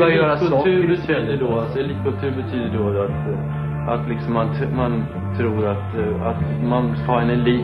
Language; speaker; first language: Swedish; native; Swedish